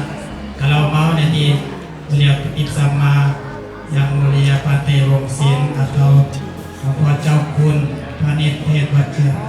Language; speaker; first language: Indonesian; non-native, learner; Thai